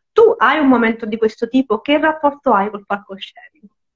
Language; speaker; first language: Italian; native; Italian